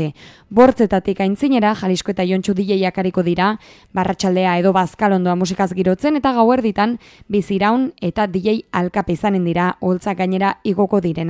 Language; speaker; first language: Basque; native; Basque